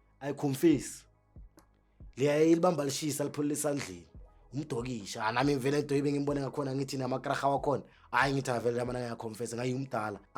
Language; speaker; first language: Zulu; native; Zulu